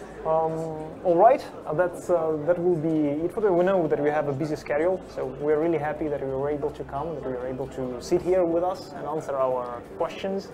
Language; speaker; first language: English; non-native, fluent; Russian